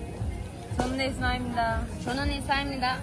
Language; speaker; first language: Korean; non-native, learner; Kurdish